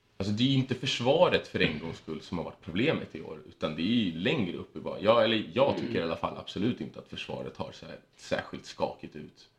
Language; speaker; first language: Swedish; early bilingual, other home language; Spanish